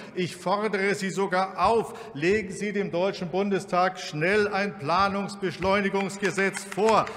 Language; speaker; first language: German; native; German